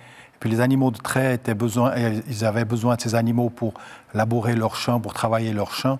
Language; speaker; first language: French; native; French